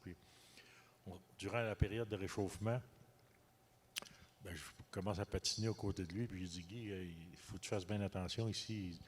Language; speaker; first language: French; native; French